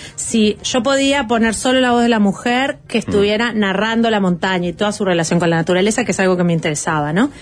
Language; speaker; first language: Spanish; native; Spanish